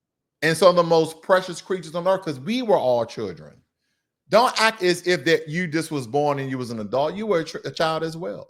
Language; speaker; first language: English; native; English